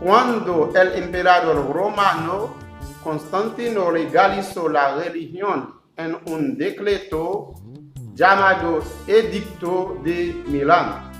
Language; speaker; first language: Spanish; non-native, learner; Haitian Creole